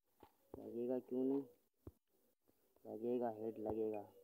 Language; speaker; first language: Hindi; non-native, local second language; Gujarati